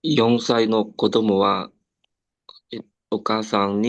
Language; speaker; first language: Japanese; non-native, learner; Indonesian